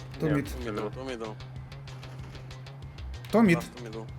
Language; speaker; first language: English; non-native, learner; Ukrainian